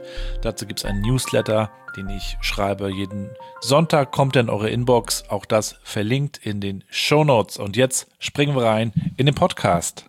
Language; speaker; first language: German; native; German